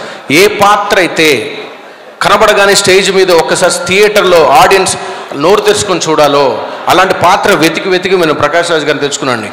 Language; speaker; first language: Telugu; native; Telugu